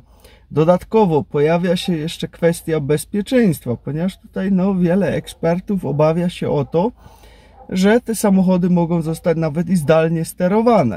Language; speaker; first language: Polish; native; Polish